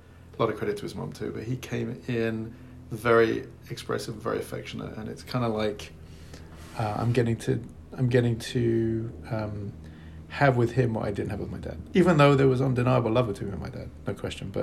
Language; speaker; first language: English; native; English